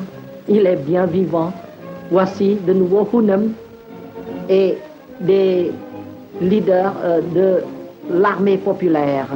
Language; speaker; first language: French; non-native, local second language; Khmer